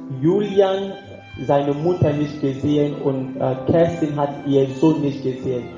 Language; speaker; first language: German; non-native, fluent; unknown